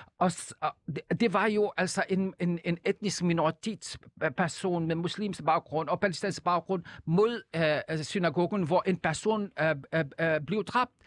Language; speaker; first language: Danish; non-native, fluent; Arabic